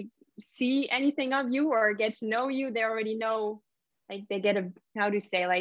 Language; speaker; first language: English; non-native, fluent; German